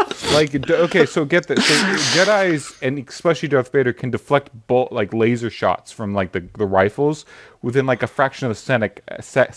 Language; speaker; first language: English; native; English